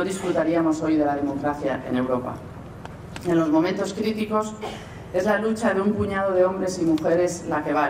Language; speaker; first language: Spanish; native; Spanish